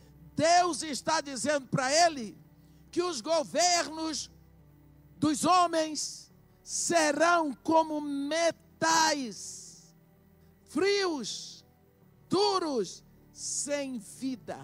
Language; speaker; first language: Portuguese; native; Portuguese